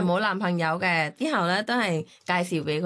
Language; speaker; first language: Cantonese; non-native, learner; Thai